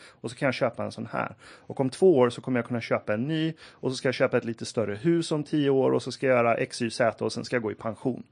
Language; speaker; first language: Swedish; early bilingual, other home language; Persian